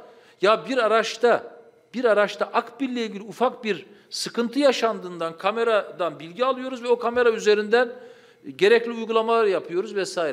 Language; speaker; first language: Turkish; native; Turkish